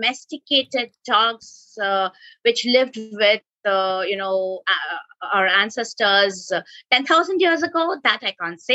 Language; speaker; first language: English; non-native, local second language; Bangla